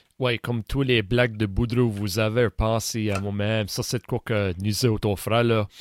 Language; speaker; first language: French; native; French